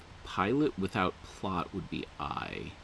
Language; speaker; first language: English; native; English